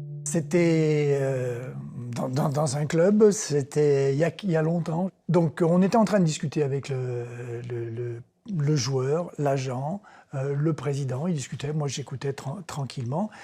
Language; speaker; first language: French; non-native, fluent; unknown